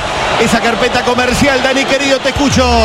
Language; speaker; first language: Spanish; native; Spanish